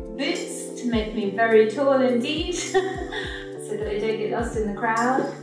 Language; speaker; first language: English; native; English